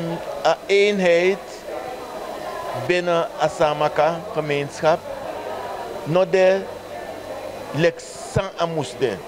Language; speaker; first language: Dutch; non-native, local second language; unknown